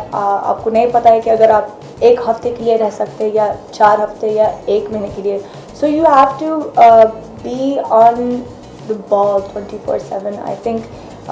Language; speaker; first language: Hindi; non-native, fluent; English